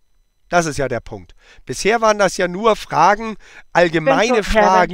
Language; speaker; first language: German; native; German